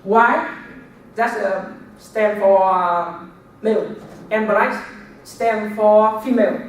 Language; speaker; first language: English; non-native, learner; Vietnamese